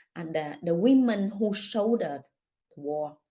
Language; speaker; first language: English; non-native, fluent; Vietnamese